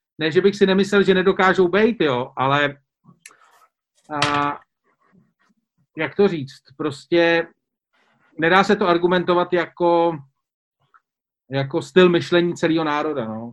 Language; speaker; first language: Czech; native; Czech